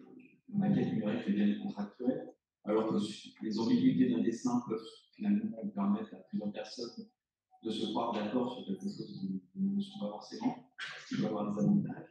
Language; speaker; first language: French; native; French